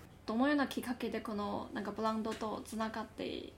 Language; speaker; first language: Japanese; non-native, fluent; Chinese